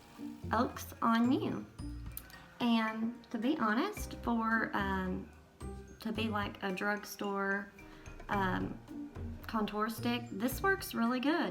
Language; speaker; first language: English; native; English